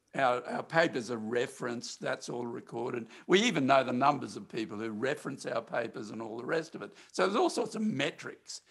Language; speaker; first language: English; native; English